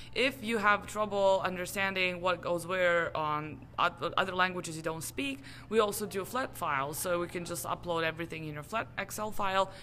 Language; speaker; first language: English; non-native, fluent; Serbian